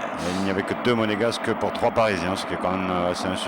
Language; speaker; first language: French; native; French